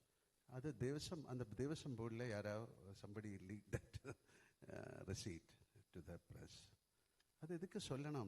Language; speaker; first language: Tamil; non-native, learner; Malayalam